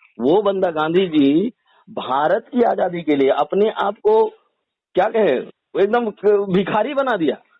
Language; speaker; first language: Hindi; native; Hindi